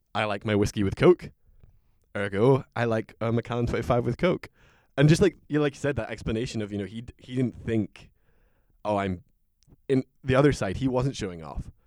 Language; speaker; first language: English; native; English